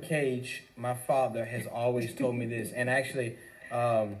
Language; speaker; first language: English; native; English